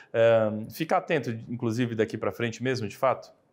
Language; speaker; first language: Portuguese; native; Portuguese